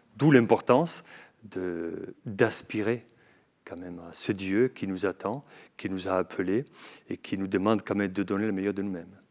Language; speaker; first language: French; non-native, fluent; Spanish